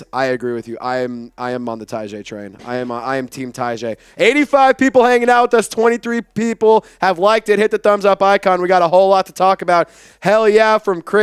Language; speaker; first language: English; native; English